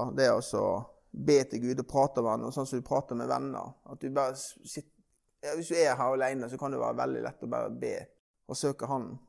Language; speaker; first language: Norwegian; native; Norwegian